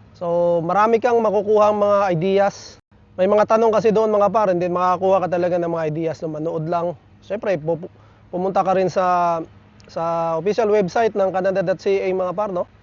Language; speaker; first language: Filipino; native; Filipino